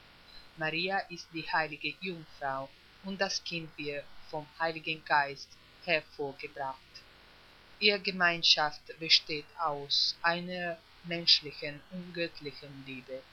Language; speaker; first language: German; non-native, fluent; Italian